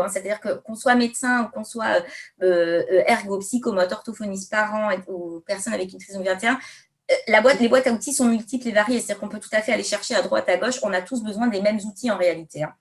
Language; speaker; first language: French; native; French